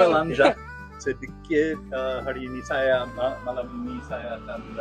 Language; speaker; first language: Indonesian; non-native, learner; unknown